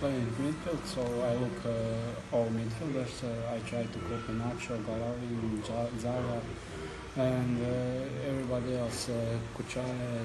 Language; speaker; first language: English; non-native, learner; Croatian